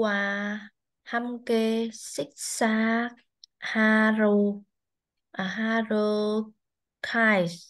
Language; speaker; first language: Korean; non-native, learner; Vietnamese